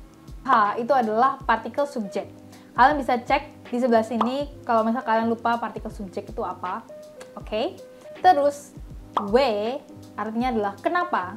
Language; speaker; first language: Indonesian; native; Indonesian